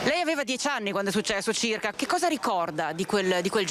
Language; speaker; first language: Italian; native; Italian